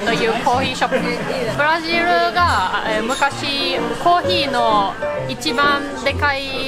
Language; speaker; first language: Japanese; non-native, fluent; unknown